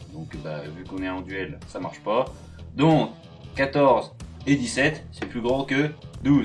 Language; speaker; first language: French; native; French